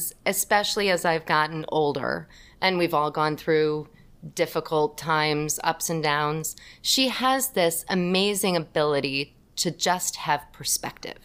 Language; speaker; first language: English; native; English